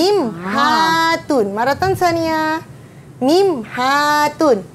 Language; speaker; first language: Arabic; non-native, fluent; Malay